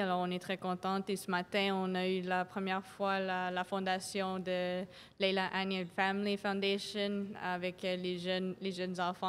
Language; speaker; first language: French; non-native, local second language; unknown